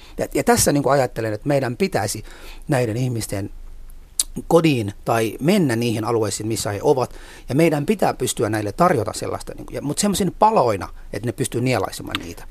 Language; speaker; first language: Finnish; non-native, fluent; Somali